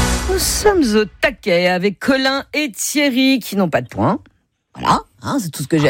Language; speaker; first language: French; native; French